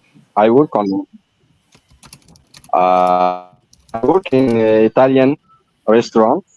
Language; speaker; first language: English; non-native, learner; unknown